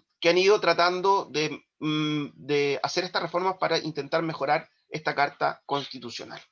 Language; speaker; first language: Spanish; native; Spanish